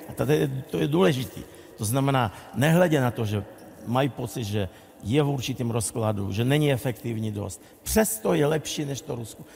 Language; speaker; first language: Czech; non-native, fluent; Russian